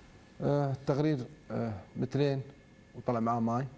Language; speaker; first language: Arabic; native; Arabic